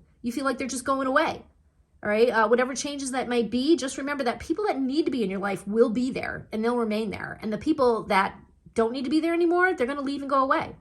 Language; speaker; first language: English; native; English